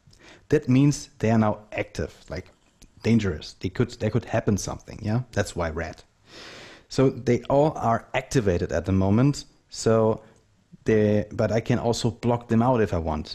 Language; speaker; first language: English; non-native, fluent; German